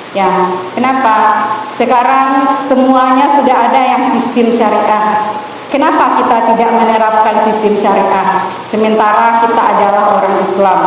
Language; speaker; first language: Indonesian; native; Indonesian